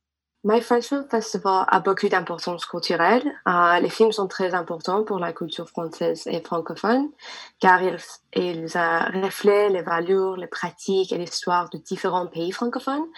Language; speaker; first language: French; non-native, learner; English